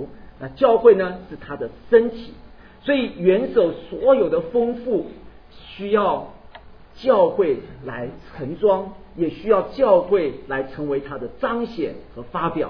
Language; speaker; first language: Chinese; native; Chinese